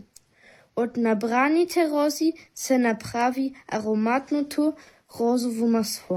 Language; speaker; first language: Bulgarian; early bilingual, heritage; Bulgarian